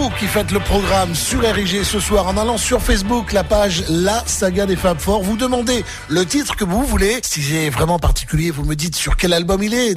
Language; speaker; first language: French; native; French